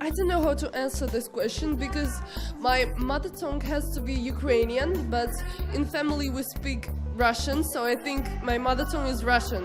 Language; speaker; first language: English; non-native, fluent; Russian